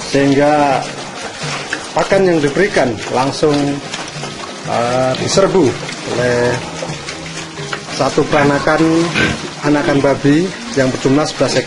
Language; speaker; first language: Indonesian; native; Indonesian